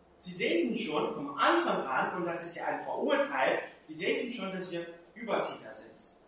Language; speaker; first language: German; non-native, fluent; Portuguese